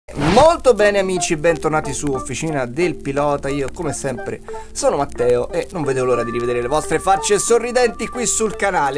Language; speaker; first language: Italian; native; Italian